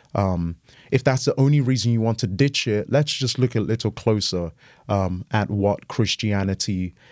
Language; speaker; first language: English; native; English